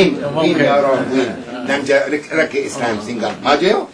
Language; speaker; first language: Korean; non-native, learner; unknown